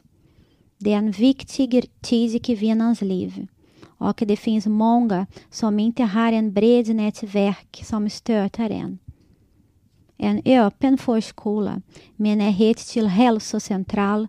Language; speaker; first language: Swedish; non-native, fluent; Portuguese